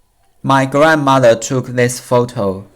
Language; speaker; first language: English; non-native, learner; Chinese